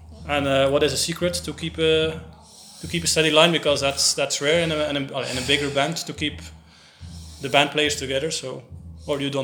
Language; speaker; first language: English; non-native, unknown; Dutch